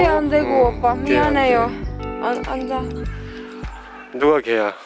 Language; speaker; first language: Korean; non-native, learner; Czech